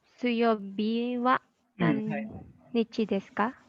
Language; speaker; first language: Japanese; non-native, learner; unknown